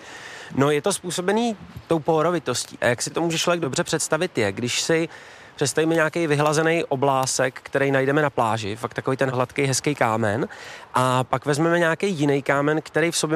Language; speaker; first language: Czech; native; Czech